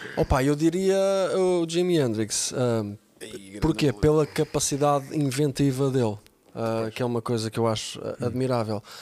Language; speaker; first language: Portuguese; native; Portuguese